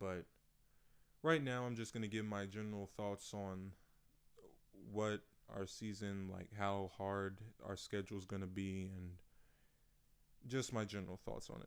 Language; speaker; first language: English; native; English